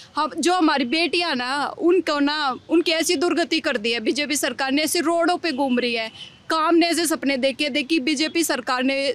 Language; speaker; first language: Hindi; native; Hindi